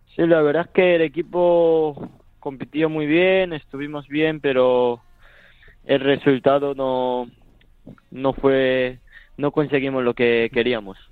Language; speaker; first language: Spanish; early bilingual, other home language; Korean